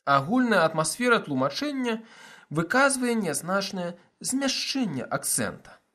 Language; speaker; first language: Belarusian; non-native, local second language; Russian